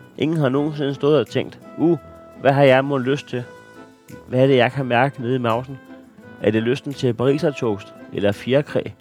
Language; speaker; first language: Danish; native; Danish